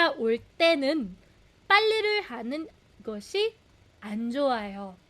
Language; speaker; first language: Korean; non-native, fluent; Filipino